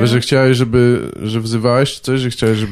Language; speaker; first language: Polish; native; Polish